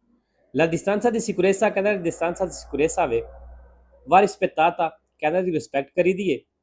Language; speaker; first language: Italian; non-native, fluent; Punjabi